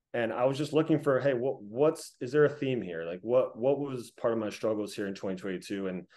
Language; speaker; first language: English; native; English